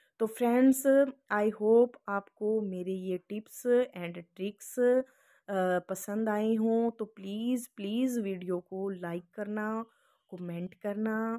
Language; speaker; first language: Hindi; native; Hindi